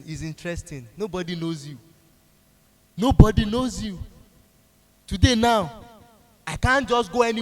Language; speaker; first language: English; non-native, local second language; Yoruba